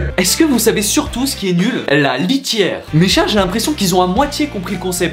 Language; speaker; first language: French; native; French